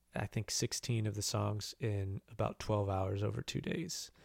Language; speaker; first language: English; native; English